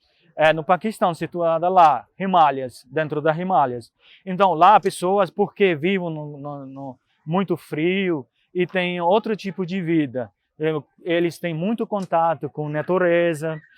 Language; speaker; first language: Portuguese; non-native, fluent; Punjabi